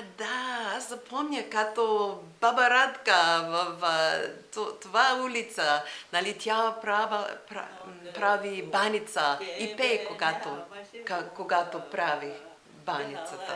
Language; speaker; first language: Bulgarian; non-native, learner; English